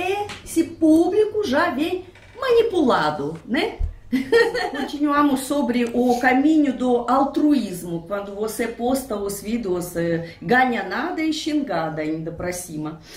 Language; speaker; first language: Portuguese; non-native, fluent; Russian